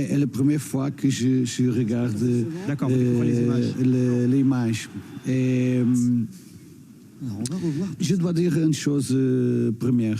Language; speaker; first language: French; non-native, learner; Portuguese